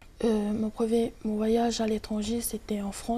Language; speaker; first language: French; non-native, local second language; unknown